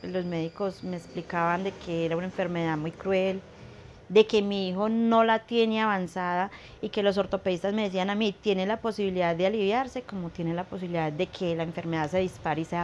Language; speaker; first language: Spanish; native; Spanish